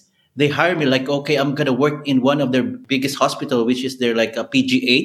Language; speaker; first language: English; non-native, local second language; Bikol